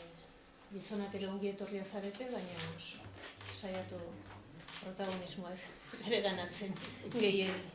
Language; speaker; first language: Basque; native; Basque